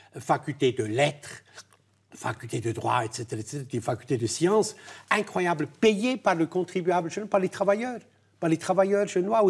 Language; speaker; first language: French; non-native, local second language; German